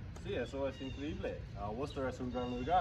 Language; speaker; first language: Spanish; non-native, learner; English